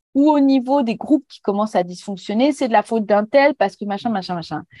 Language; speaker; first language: French; native; French